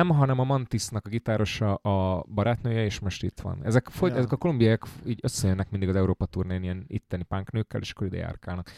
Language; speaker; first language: Hungarian; native; Hungarian